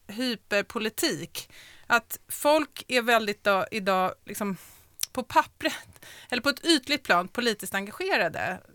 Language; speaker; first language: Swedish; native; Swedish